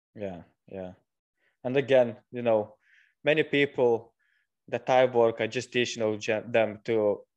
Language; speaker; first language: English; non-native, fluent; Lithuanian